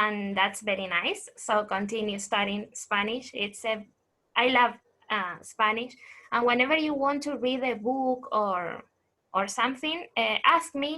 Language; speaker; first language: English; non-native, fluent; Spanish